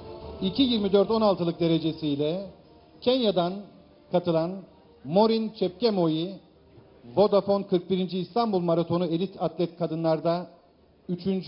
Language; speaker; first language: Turkish; native; Turkish